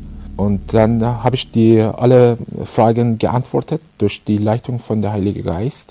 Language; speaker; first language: German; non-native, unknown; Persian